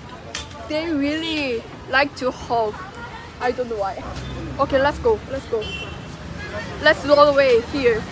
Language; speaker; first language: English; non-native, learner; Korean